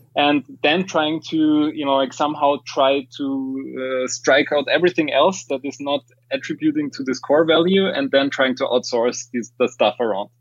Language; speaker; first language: English; non-native, fluent; German